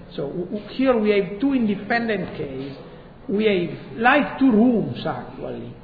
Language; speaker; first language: English; non-native, fluent; Italian